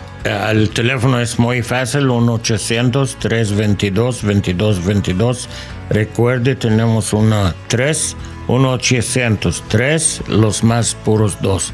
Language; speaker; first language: Spanish; non-native, learner; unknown